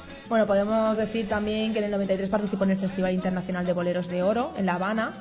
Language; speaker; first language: Spanish; native; Spanish